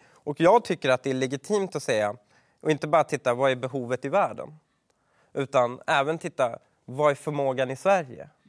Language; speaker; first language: Swedish; early bilingual, other home language; Persian